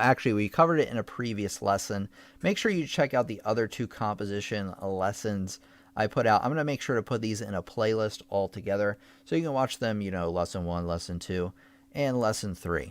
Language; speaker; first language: English; native; English